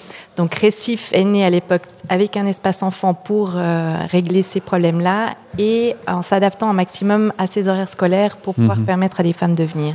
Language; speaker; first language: French; native; French